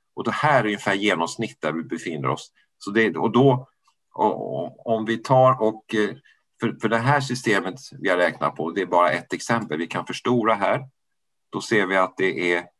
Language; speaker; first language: Swedish; native; Swedish